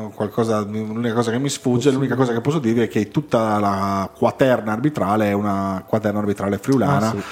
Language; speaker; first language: Italian; native; Italian